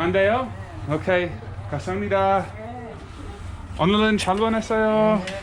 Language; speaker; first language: Korean; non-native, learner; English